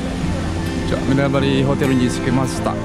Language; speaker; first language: Japanese; non-native, fluent; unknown